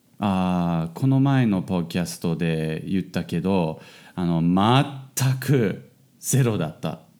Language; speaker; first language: Japanese; non-native, fluent; English